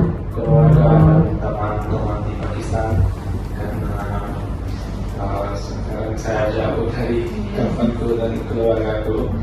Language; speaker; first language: Indonesian; non-native, learner; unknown